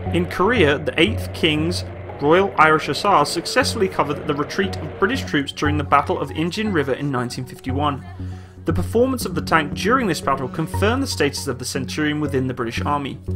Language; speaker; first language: English; native; English